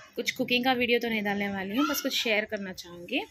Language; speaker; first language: Hindi; non-native, local second language; Urdu